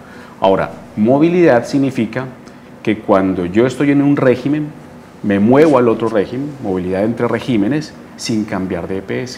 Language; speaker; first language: Spanish; native; Spanish